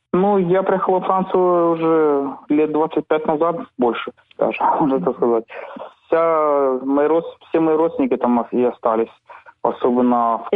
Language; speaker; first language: Ukrainian; non-native, local second language; Russian